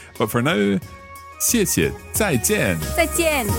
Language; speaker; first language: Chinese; non-native, learner; English